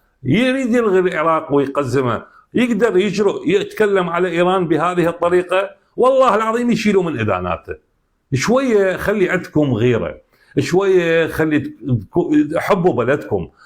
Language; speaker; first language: Arabic; native; Arabic